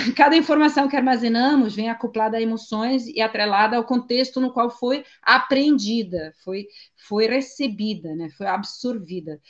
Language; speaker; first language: Portuguese; non-native, fluent; Italian